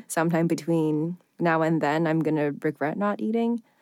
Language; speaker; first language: English; early bilingual, other home language; Chinese